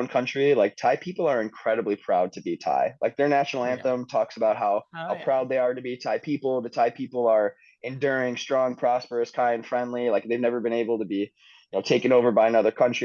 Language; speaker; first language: English; native; English